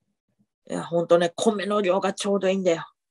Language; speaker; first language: Japanese; native; Japanese